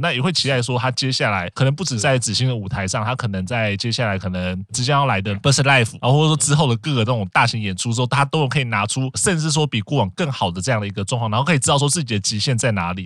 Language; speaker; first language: Chinese; native; Chinese